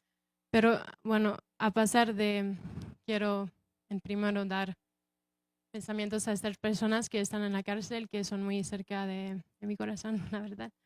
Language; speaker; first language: Spanish; non-native, fluent; English